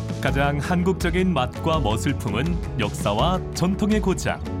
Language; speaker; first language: Korean; native; Korean